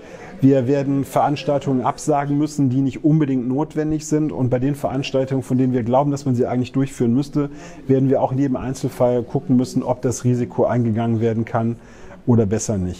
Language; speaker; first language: German; native; German